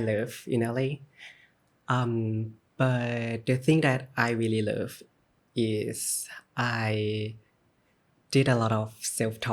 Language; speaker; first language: English; non-native, learner; Thai